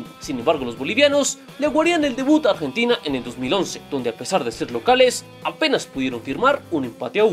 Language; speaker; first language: Spanish; native; Spanish